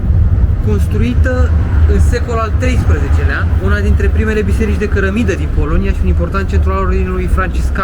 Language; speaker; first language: Romanian; native; Romanian